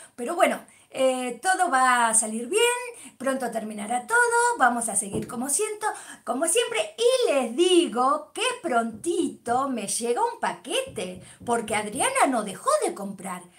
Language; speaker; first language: Spanish; native; Spanish